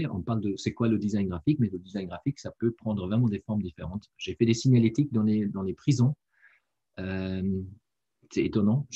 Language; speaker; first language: French; non-native, fluent; German